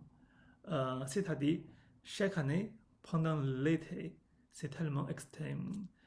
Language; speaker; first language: French; non-native, learner; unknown